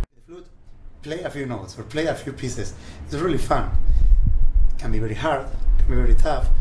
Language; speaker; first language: English; non-native, fluent; Spanish